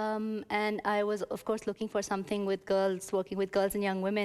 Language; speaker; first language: English; non-native, local second language; Urdu